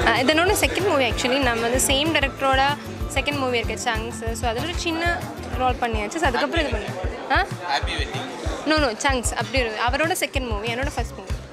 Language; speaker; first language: Tamil; non-native, local second language; Malayalam